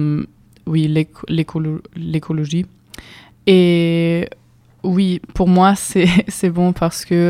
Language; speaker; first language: French; non-native, fluent; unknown